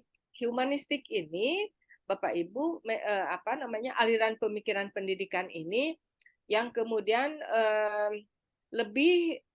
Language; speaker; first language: Indonesian; native; Indonesian